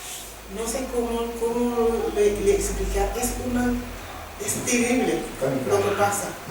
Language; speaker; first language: Spanish; non-native, learner; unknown